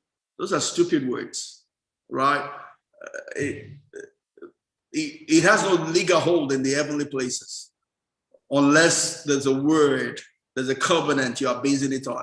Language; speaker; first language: English; non-native, local second language; Yoruba